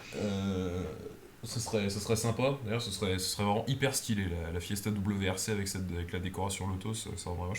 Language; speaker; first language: French; native; French